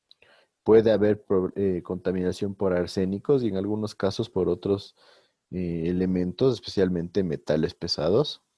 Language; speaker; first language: Spanish; native; Spanish